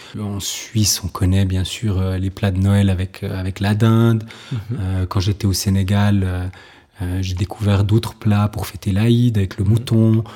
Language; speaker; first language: French; native; French